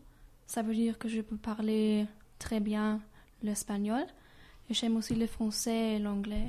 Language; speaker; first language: French; non-native, learner; German